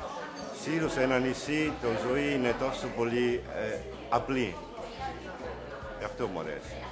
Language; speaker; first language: Greek; non-native, learner; Italian